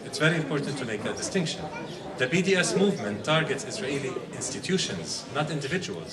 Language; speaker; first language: English; non-native, fluent; Arabic